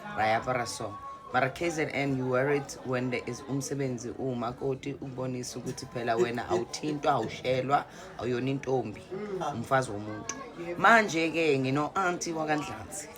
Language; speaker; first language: Zulu; non-native, local second language; Northern Sotho